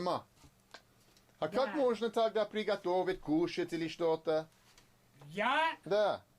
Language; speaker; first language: Russian; non-native, learner; English